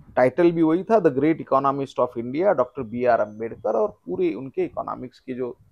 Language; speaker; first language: Hindi; non-native, local second language; Marathi